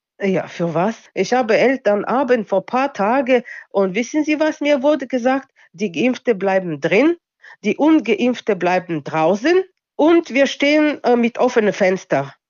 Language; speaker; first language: German; non-native, local second language; Bulgarian